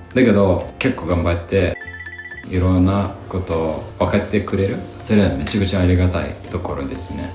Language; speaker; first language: Japanese; non-native, fluent; Lithuanian